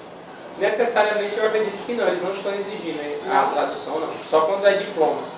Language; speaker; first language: Portuguese; native; Portuguese